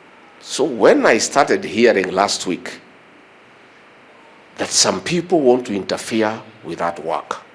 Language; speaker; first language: English; non-native, local second language; Kikuyu